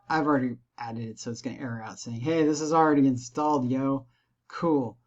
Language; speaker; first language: English; native; English